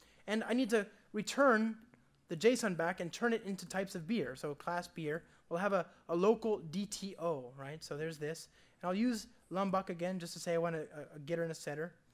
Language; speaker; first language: English; native; English